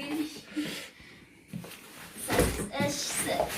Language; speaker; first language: German; non-native, learner; Filipino